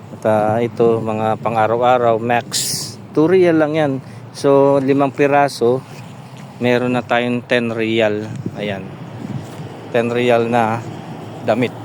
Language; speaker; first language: Filipino; non-native, local second language; Pampanga